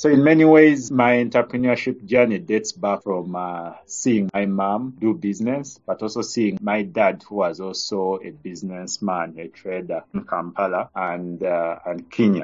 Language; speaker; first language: English; non-native, local second language; Ganda